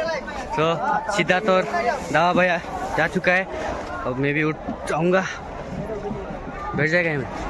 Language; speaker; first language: Hindi; non-native, local second language; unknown